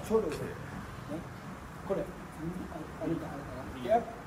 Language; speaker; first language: Japanese; non-native, learner; Thai